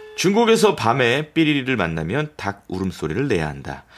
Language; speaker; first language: Korean; native; Korean